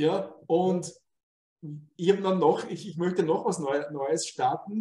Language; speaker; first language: German; native; German